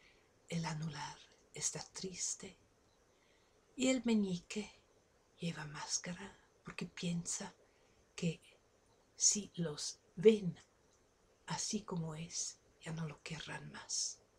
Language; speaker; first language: Spanish; non-native, fluent; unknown